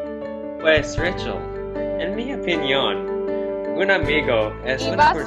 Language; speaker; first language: Spanish; non-native, learner; English